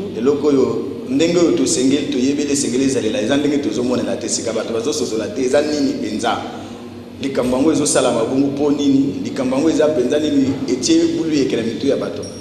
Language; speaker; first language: Lingala; native; Lingala